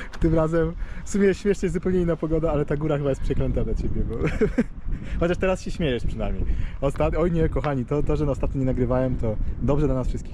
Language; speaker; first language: Polish; native; Polish